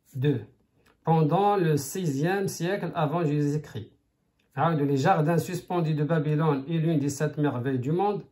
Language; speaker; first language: French; non-native, local second language; Arabic